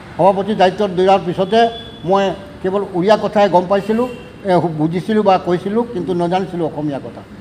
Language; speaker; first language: Assamese; non-native, local second language; Odia